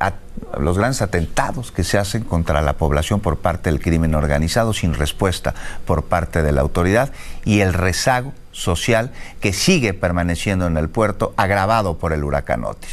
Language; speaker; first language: Spanish; native; Spanish